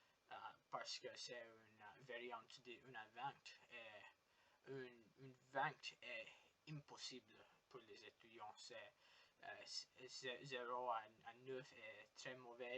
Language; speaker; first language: French; non-native, learner; English